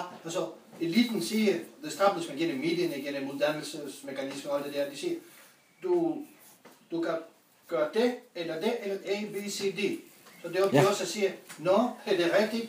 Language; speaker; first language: Danish; non-native, fluent; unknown